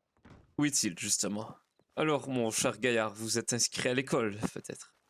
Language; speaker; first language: French; native; French